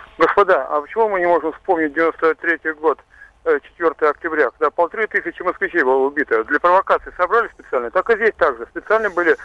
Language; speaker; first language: Russian; native; Russian